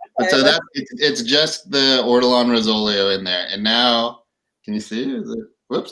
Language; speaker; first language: English; native; English